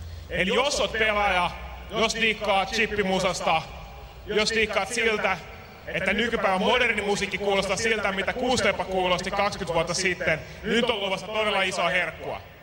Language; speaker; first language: Finnish; native; Finnish